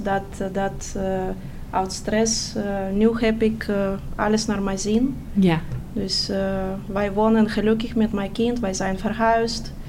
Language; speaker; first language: Dutch; non-native, fluent; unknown